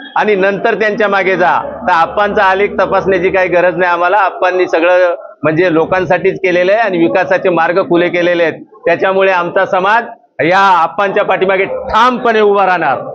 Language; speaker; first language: Marathi; non-native, local second language; Lambadi